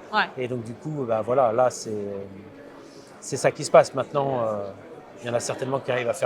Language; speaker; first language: French; native; French